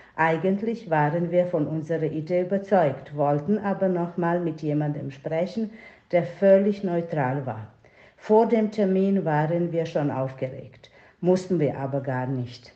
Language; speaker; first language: German; non-native, fluent; Serbian